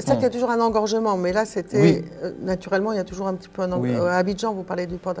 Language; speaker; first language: French; native; French